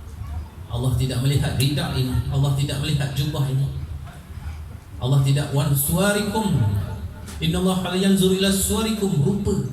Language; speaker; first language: Malay; native; Malay